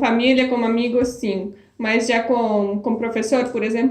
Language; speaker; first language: Portuguese; non-native, fluent; Polish